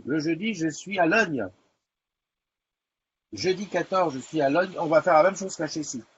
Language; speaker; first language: French; native; French